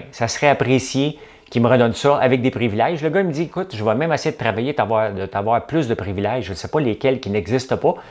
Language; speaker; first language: French; native; French